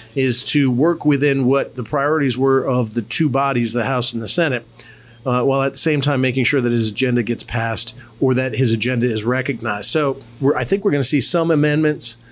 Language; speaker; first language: English; native; English